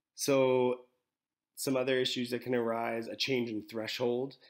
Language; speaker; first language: English; native; English